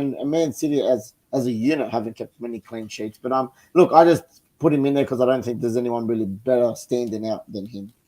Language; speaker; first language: English; native; English